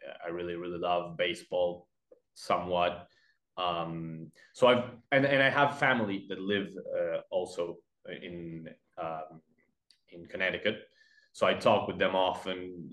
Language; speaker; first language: English; non-native, fluent; Spanish